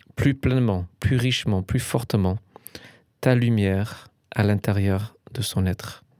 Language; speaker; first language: French; non-native, fluent; English